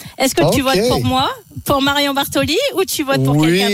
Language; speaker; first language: French; native; French